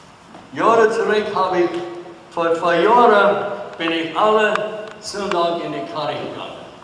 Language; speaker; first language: German; early bilingual, heritage; English